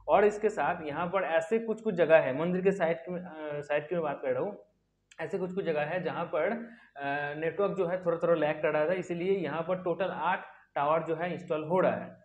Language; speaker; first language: Hindi; native; Hindi